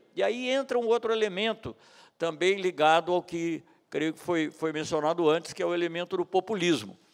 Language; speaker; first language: Portuguese; native; Portuguese